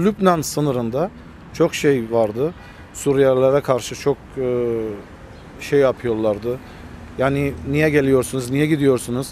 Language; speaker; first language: Turkish; early bilingual, heritage; Armenian